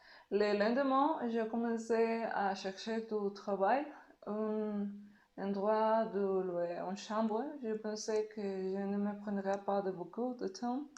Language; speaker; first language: French; non-native, learner; Spanish